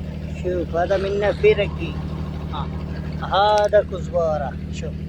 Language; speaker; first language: Arabic; non-native, learner; Bangla